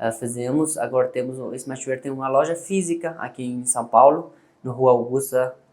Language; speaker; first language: Portuguese; non-native, learner; Persian